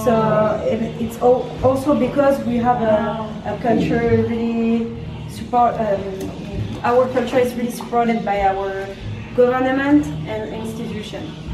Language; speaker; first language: English; non-native, fluent; French